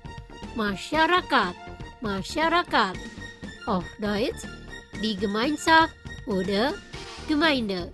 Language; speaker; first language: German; non-native, fluent; Indonesian